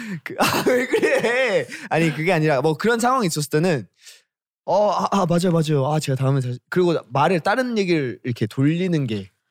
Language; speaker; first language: Korean; native; Korean